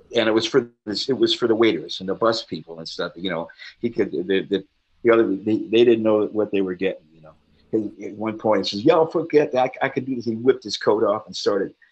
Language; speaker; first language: English; native; English